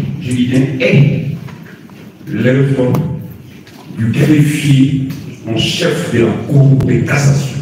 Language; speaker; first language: French; non-native, local second language; Lingala